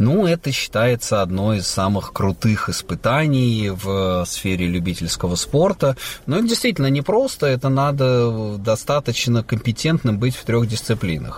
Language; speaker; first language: Russian; native; Russian